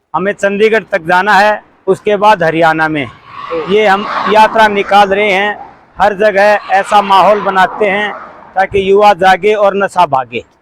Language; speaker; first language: Hindi; native; Hindi